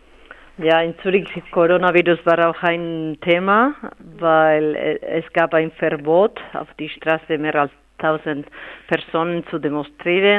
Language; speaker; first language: German; non-native, fluent; Spanish